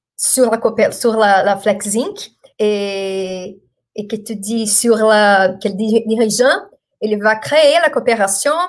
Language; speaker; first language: French; non-native, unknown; Portuguese